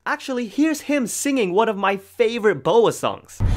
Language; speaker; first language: English; native; English